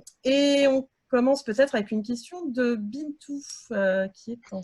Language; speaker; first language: French; native; French